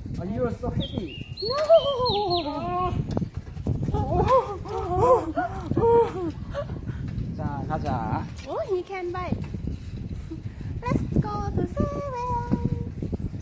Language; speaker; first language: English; non-native, learner; Korean